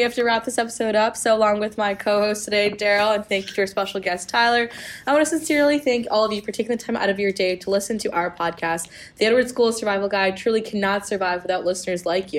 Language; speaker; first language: English; native; English